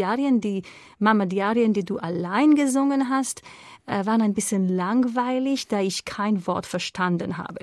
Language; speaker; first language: German; non-native, fluent; Hebrew